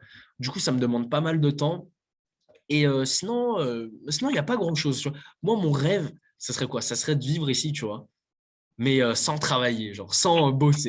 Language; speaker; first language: French; native; French